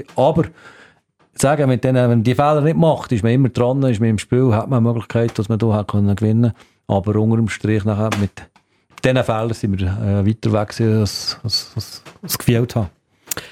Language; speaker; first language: German; native; German